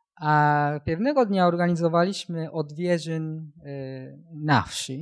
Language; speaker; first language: Polish; non-native, learner; Japanese